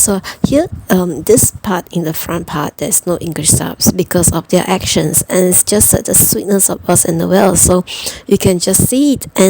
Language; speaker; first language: English; non-native, fluent; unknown